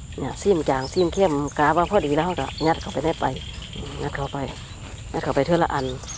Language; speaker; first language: Thai; native; Thai